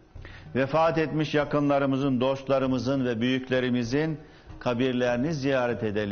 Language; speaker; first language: Turkish; native; Turkish